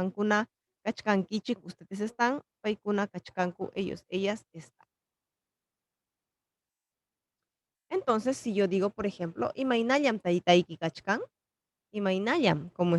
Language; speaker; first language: Spanish; non-native, local second language; Quechua